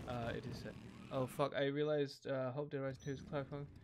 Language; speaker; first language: English; native; English